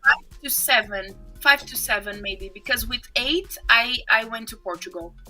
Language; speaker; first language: English; non-native, fluent; Portuguese